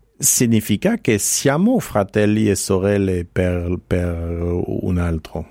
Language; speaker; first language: Italian; non-native, fluent; French